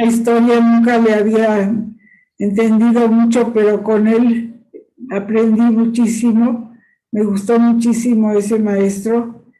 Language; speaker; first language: Spanish; early bilingual, other home language; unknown